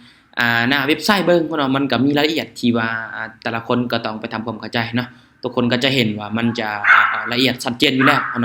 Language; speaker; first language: Thai; non-native, local second language; Lao